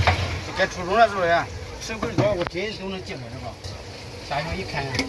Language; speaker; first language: Chinese; native; Chinese